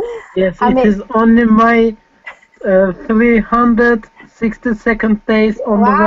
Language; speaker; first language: English; non-native, fluent; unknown